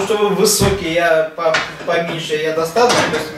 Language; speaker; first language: Russian; native; Russian